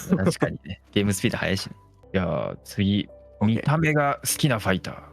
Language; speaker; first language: Japanese; native; Japanese